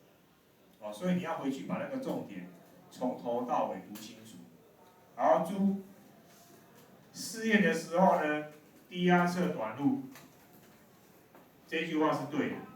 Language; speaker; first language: Chinese; native; Chinese